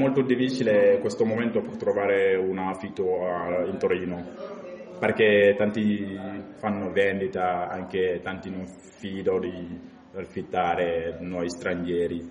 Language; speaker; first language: Italian; non-native, learner; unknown